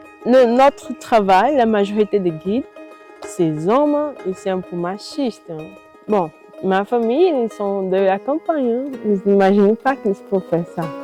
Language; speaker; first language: French; non-native, learner; Portuguese